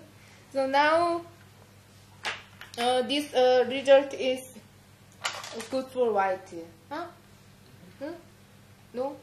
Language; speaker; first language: English; non-native, learner; Korean